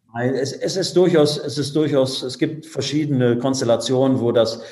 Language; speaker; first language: German; native; German